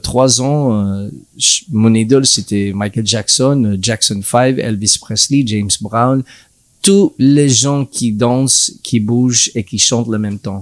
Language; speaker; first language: French; non-native, learner; English